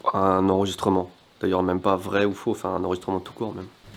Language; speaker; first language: French; native; French